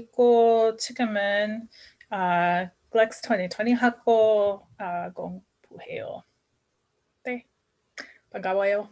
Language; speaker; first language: Korean; non-native, learner; English